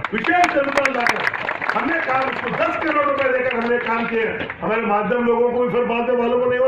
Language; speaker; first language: Hindi; non-native, local second language; Kannada